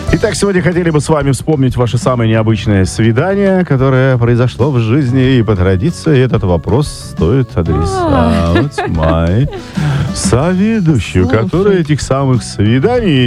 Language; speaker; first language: Russian; native; Russian